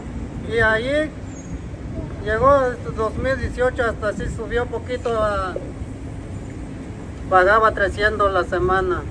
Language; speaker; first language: Spanish; non-native, local second language; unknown